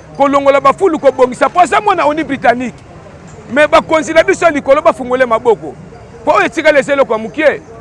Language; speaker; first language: Lingala; native; Lingala